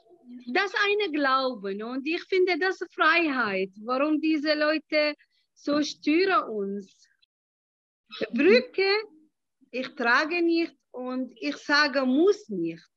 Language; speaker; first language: German; non-native, learner; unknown